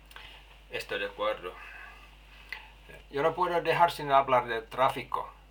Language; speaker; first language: Spanish; non-native, learner; Finnish